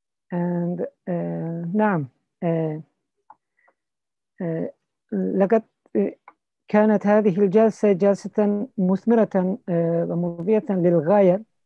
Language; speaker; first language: Arabic; non-native, fluent; Turkish